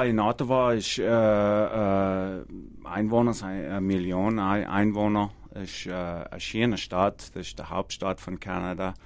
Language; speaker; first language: German; non-native, learner; English